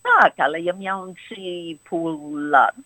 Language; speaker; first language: Polish; early bilingual, heritage; Polish